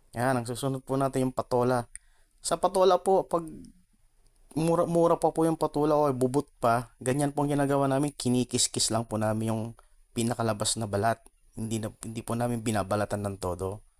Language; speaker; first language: Filipino; non-native, local second language; Iloko